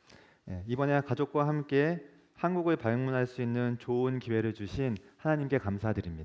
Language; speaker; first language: Korean; native; Korean